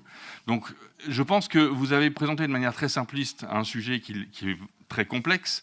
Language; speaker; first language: French; native; French